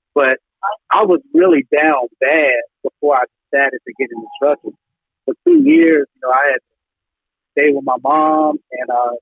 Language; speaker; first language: English; native; English